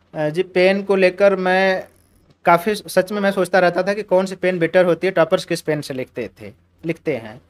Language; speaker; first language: Hindi; native; Hindi